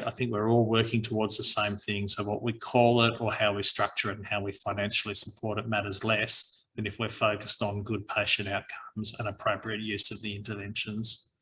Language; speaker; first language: English; native; English